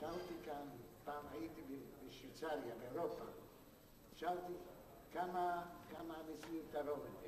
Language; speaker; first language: Hebrew; non-native, fluent; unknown